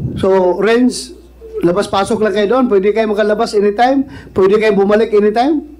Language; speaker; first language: Filipino; non-native, local second language; Cebuano